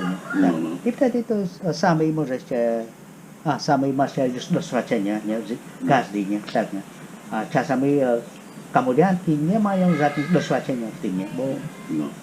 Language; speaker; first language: Polish; non-native, fluent; Khmer